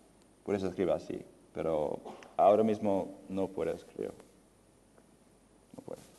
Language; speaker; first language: Spanish; non-native, fluent; English